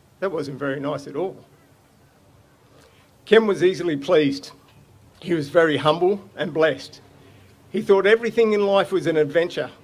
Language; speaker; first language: English; native; English